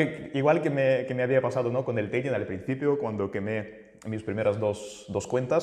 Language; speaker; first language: Spanish; native; Spanish